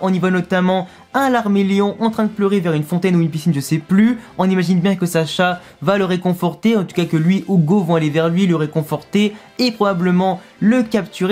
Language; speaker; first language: French; native; French